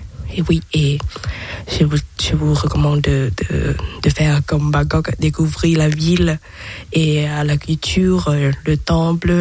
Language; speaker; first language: French; non-native, fluent; Thai